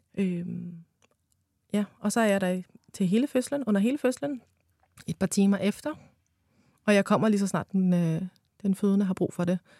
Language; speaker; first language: Danish; early bilingual, other home language; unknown